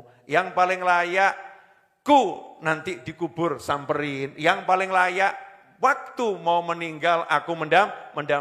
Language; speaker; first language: Indonesian; native; Indonesian